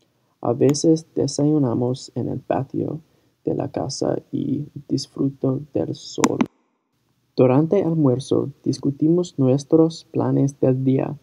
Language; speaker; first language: Spanish; early bilingual, heritage; Spanish